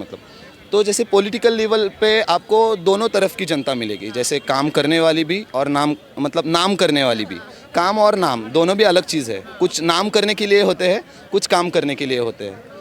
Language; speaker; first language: Hindi; non-native, local second language; Marathi